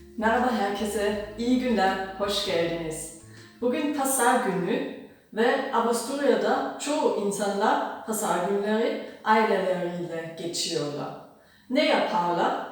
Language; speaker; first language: Turkish; non-native, learner; German